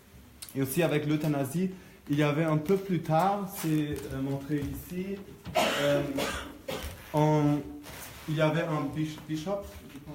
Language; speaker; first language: French; non-native, fluent; German